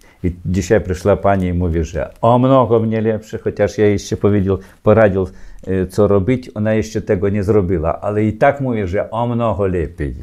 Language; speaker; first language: Polish; non-native, learner; Ukrainian